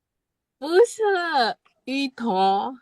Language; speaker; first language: Chinese; non-native, learner; Indonesian